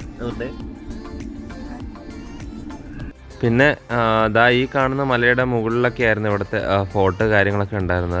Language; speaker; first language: Malayalam; native; Malayalam